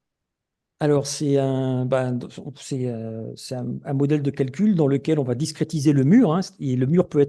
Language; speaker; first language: French; native; French